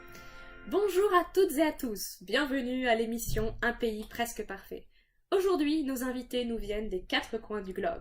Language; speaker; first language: French; native; French